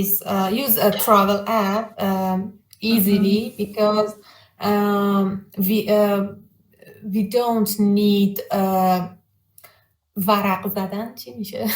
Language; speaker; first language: English; non-native, learner; Persian